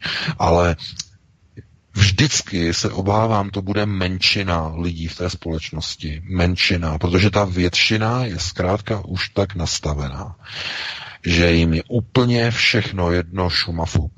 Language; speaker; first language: Czech; native; Czech